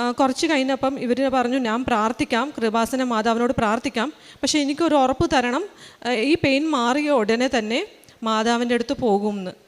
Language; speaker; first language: Malayalam; early bilingual, heritage; Malayalam